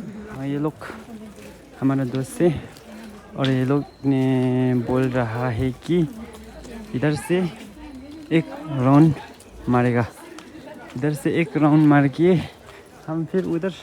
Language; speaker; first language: Hindi; non-native, local second language; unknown